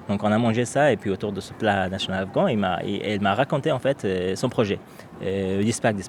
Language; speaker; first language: French; non-native, fluent; Persian